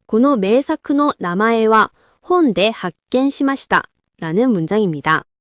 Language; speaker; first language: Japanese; non-native, fluent; Korean